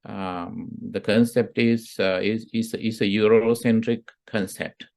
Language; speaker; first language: English; non-native, local second language; Sinhala